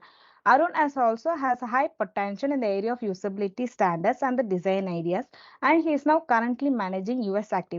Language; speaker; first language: English; non-native, local second language; Malayalam